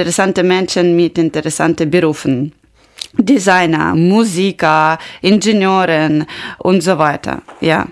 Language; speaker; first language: German; non-native, learner; Ukrainian